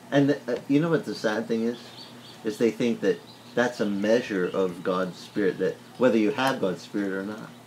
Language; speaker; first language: English; early bilingual, other home language; Italian